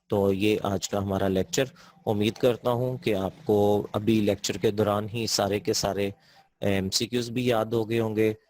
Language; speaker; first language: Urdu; non-native, local second language; Punjabi